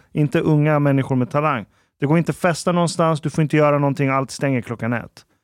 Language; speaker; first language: Swedish; early bilingual, other home language; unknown